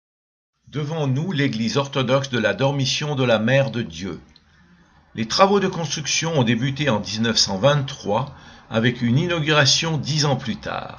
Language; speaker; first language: French; native; French